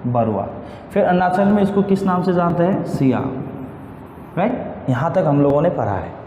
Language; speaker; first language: Hindi; non-native, local second language; Assamese